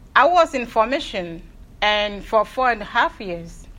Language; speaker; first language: English; non-native, fluent; Ewe